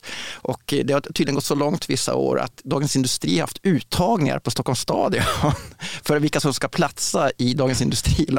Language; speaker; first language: Swedish; native; Swedish